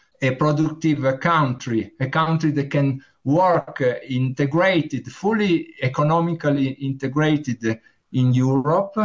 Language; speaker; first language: English; non-native, learner; Italian